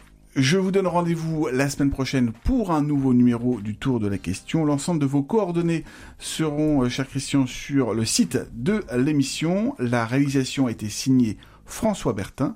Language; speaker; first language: French; native; French